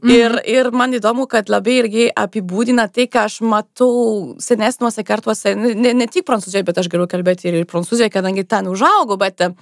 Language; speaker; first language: Lithuanian; non-native, fluent; French